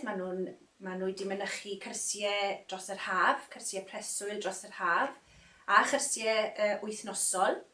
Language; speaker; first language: Welsh; native; Welsh